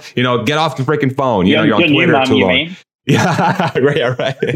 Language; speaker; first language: English; early bilingual, other home language; Persian